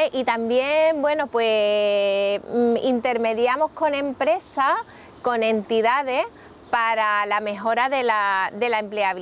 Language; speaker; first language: Spanish; native; Spanish